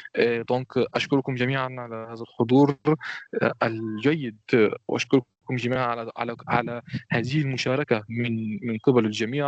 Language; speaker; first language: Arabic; non-native, fluent; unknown